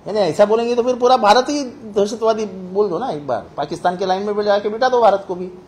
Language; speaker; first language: Hindi; non-native, local second language; Marathi